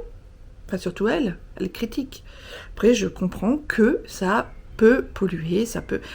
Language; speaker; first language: French; native; French